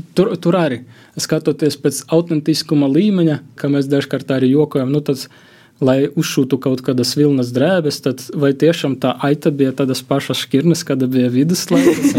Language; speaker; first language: Latvian; non-native, local second language; Russian